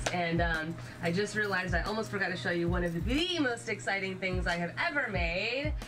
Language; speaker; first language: English; native; English